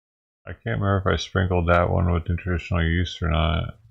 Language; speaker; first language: English; native; English